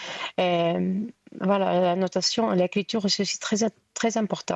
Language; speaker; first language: French; non-native, fluent; Greek